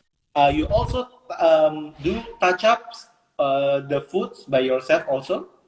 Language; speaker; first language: English; non-native, fluent; Indonesian